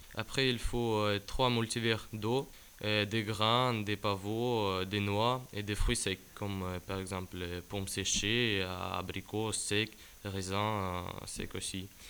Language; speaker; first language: French; early bilingual, other home language; Ukrainian